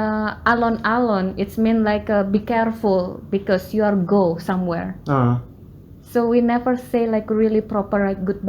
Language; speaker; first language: English; non-native, learner; Balinese